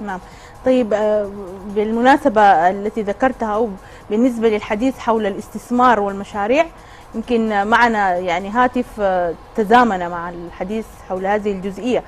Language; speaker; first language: Arabic; native; Arabic